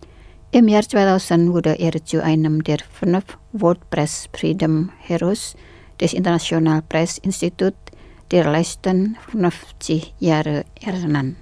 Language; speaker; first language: German; non-native, fluent; Indonesian